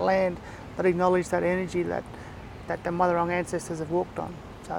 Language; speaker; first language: English; native; English